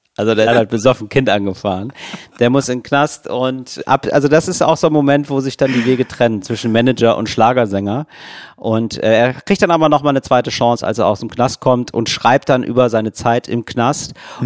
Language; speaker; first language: German; native; German